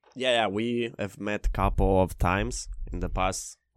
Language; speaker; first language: English; non-native, fluent; Italian